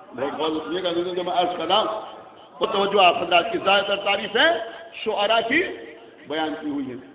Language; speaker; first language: Urdu; native; Urdu